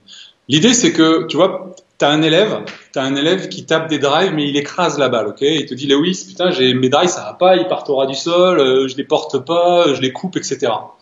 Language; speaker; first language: French; native; French